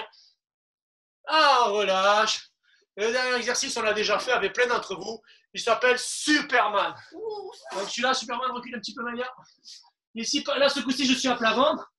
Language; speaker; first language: French; native; French